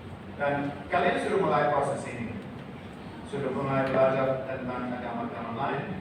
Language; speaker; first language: Indonesian; non-native, fluent; English